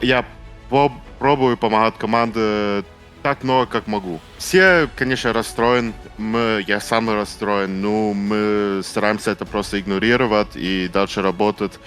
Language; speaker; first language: Russian; non-native, local second language; Ukrainian